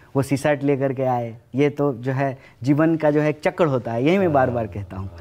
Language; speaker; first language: Hindi; native; Hindi